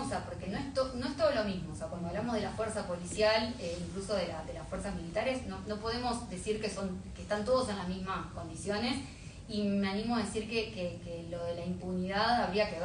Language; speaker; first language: Spanish; native; Spanish